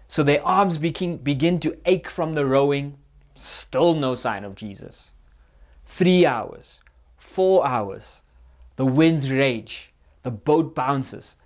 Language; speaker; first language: English; native; English